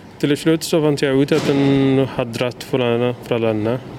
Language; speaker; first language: Norwegian; early bilingual, other home language; Somali